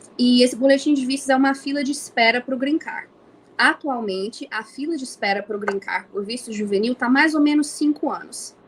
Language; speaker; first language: Portuguese; native; Portuguese